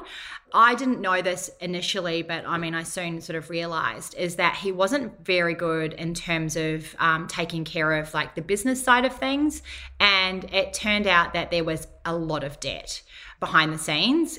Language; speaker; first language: English; native; English